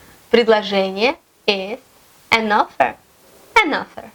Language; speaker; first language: English; non-native, fluent; Russian